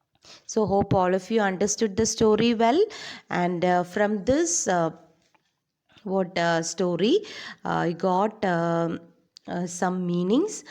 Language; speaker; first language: English; non-native, local second language; Malayalam